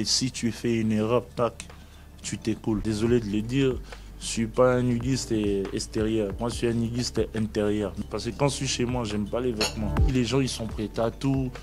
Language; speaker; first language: French; non-native, local second language; Lingala